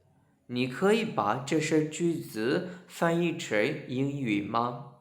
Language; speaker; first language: Chinese; non-native, fluent; Burmese